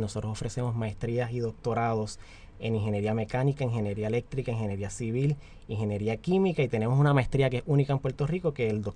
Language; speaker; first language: Spanish; native; Spanish